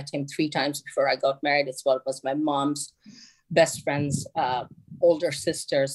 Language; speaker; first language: English; non-native, local second language; Bangla